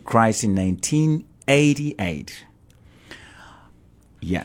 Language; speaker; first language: English; non-native, local second language; Ganda